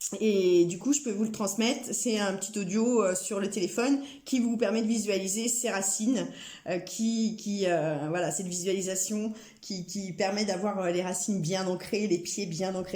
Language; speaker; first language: French; native; French